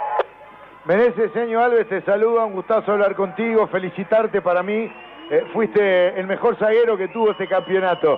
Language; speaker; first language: Spanish; native; Spanish